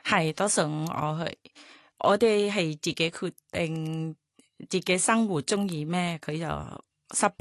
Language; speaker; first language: Cantonese; non-native, fluent; Thai